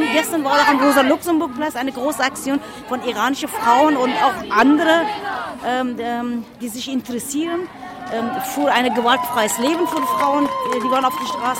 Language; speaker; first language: German; non-native, fluent; Persian